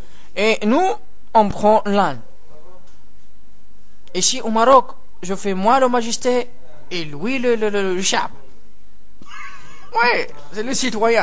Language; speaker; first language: French; non-native, local second language; Arabic